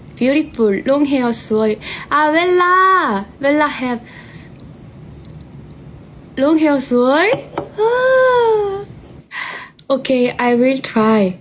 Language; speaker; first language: English; non-native, learner; Korean